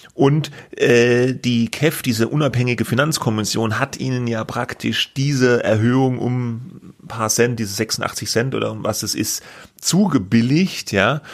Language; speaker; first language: German; native; German